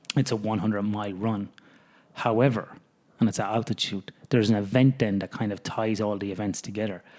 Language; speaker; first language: English; native; English